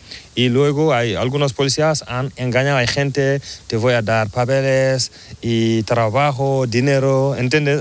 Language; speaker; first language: Spanish; non-native, learner; Fula